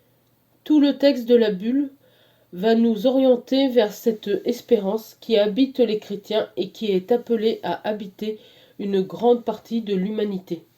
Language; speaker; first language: French; native; French